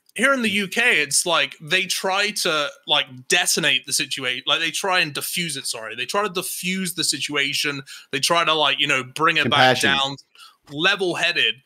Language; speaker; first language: English; native; English